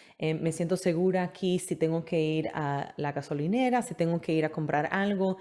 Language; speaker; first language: Spanish; early bilingual, heritage; Spanish